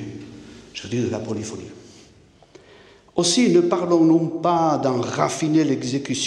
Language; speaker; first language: French; native; French